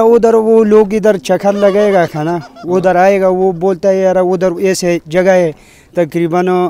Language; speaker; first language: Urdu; non-native, local second language; Pashto